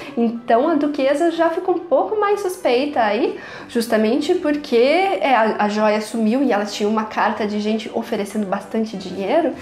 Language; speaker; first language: Portuguese; native; Portuguese